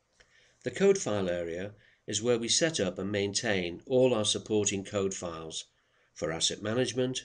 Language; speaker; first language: English; native; English